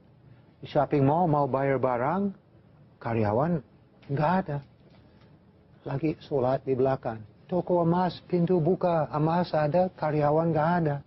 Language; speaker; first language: Indonesian; non-native, fluent; English